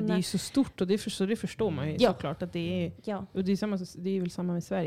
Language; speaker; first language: Swedish; native; Swedish